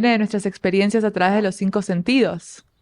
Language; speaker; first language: Spanish; native; Spanish